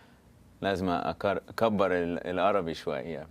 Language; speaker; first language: Arabic; early bilingual, heritage; English